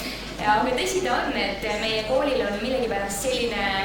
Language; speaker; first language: Estonian; native; Estonian